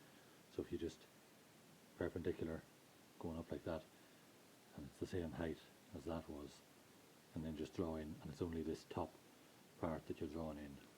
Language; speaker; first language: English; native; English